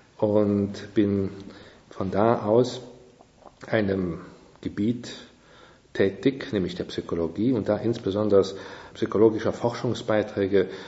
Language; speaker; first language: German; non-native, local second language; Luxembourgish